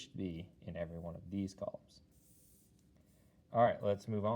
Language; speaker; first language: English; native; English